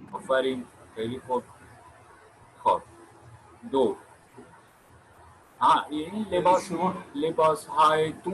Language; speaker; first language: Persian; non-native, fluent; Urdu